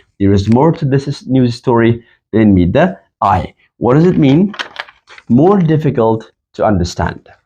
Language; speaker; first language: English; non-native, fluent; Persian